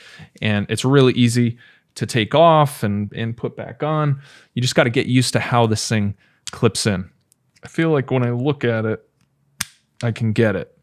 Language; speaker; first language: English; native; English